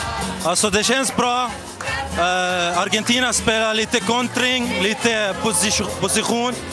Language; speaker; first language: Swedish; non-native, local second language; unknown